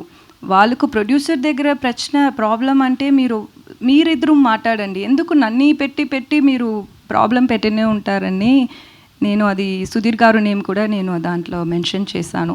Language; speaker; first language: Telugu; non-native, learner; Tamil